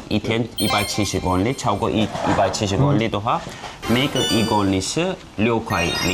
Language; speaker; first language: Chinese; non-native, fluent; Turkish